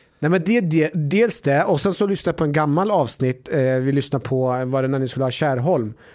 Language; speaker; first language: Swedish; early bilingual, other home language; Persian